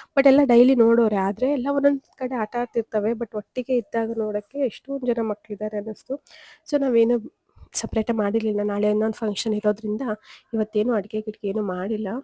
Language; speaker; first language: Kannada; non-native, local second language; Tulu